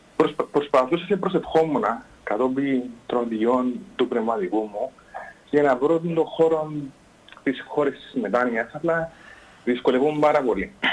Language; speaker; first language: Greek; native; Greek